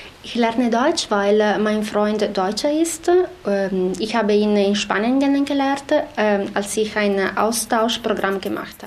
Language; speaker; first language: German; non-native, fluent; Italian